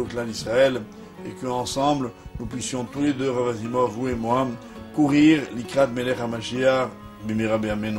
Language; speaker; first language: French; native; French